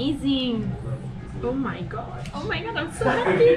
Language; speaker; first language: English; non-native, fluent; Italian